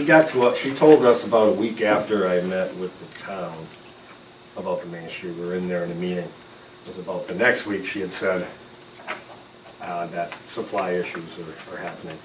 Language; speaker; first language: English; native; English